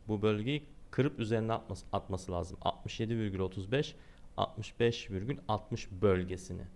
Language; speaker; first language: Turkish; native; Turkish